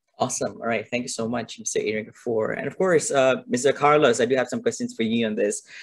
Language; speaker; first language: English; non-native, local second language; Malay